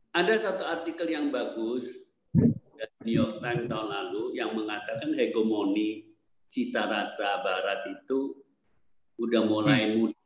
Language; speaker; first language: Indonesian; native; Indonesian